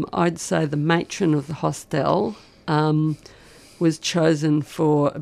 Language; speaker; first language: English; native; English